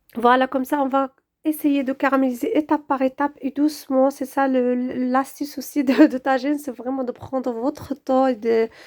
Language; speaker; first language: French; non-native, local second language; Arabic